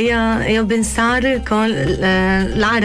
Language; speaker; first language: Portuguese; non-native, learner; Arabic